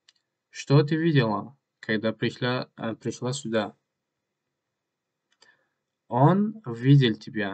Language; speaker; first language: Russian; non-native, learner; Tajik